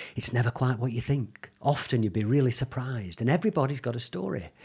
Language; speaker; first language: English; native; English